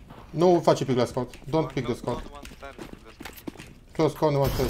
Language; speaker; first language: English; non-native, learner; Romanian